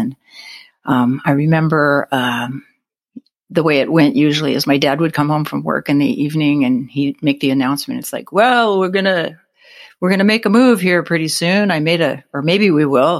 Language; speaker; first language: English; native; English